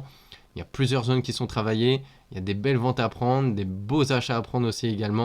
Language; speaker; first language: French; native; French